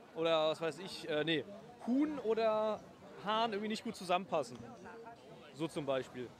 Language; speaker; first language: German; native; German